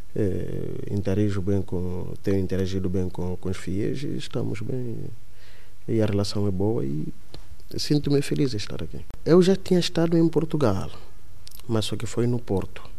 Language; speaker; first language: Portuguese; non-native, local second language; Kongo